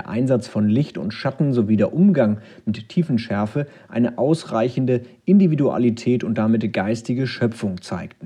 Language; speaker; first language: German; native; German